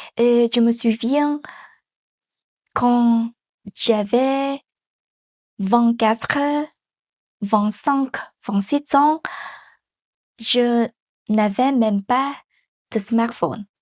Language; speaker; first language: French; non-native, learner; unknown